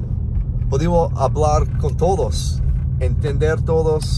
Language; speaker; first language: Spanish; non-native, learner; English